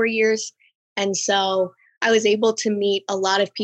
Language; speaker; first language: English; native; English